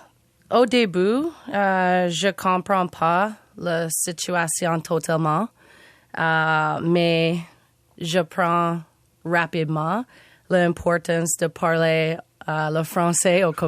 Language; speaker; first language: French; non-native, learner; English